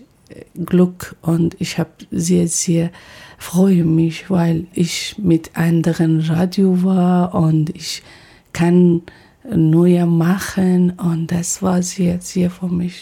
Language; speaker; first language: German; non-native, learner; Persian